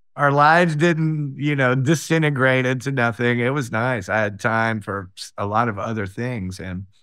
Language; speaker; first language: English; native; English